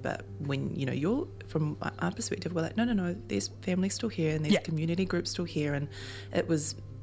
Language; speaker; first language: English; native; English